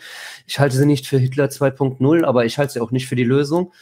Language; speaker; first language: German; native; German